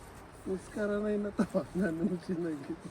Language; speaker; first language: Japanese; non-native, learner; Filipino